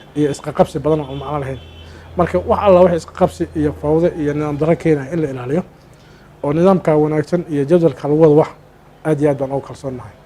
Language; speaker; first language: Somali; native; Somali